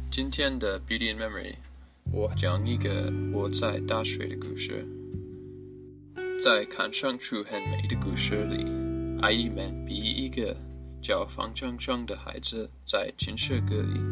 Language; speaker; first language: Chinese; non-native, learner; English